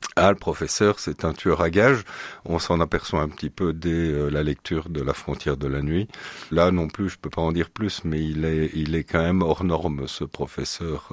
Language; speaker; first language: French; native; French